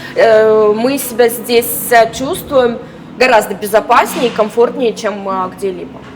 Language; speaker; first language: Russian; native; Russian